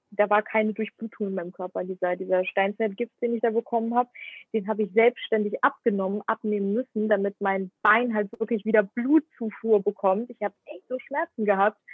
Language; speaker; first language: German; non-native, fluent; Ukrainian